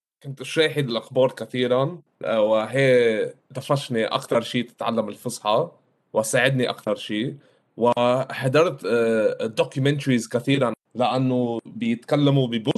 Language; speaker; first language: Arabic; early bilingual, heritage; Arabic